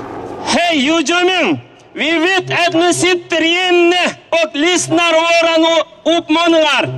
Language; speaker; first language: Swedish; non-native, learner; Uyghur